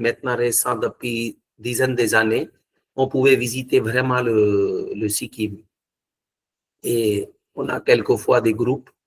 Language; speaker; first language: French; non-native, fluent; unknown